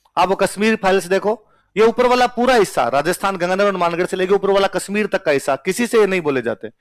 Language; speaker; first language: Hindi; non-native, local second language; Punjabi